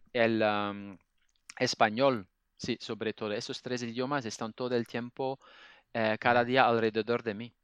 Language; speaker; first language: English; non-native, fluent; Dutch